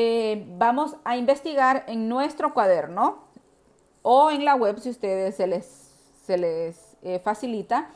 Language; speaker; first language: Spanish; native; Spanish